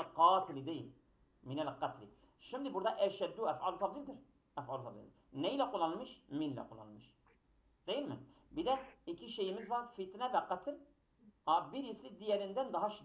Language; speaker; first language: Turkish; native; Turkish